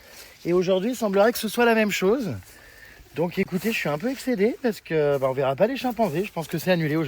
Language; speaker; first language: French; native; French